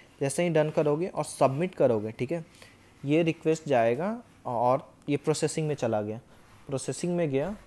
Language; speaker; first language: Hindi; native; Hindi